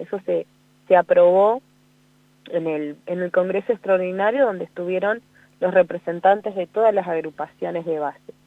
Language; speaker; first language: Spanish; native; Spanish